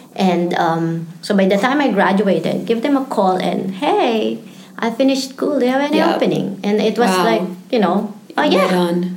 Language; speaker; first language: English; non-native, local second language; Filipino